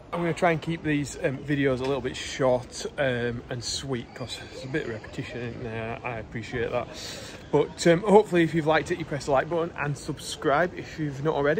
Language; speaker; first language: English; native; English